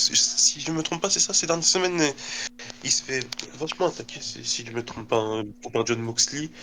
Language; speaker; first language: French; native; French